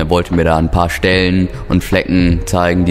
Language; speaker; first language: German; native; German